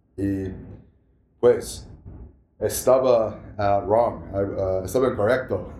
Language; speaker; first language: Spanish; non-native, learner; English